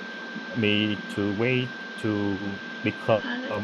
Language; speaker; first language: English; non-native, learner; Vietnamese